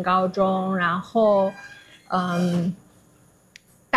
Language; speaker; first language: Chinese; native; Chinese